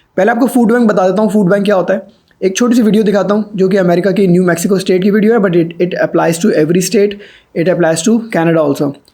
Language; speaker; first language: Hindi; native; Hindi